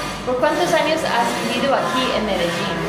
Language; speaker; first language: Spanish; non-native, fluent; English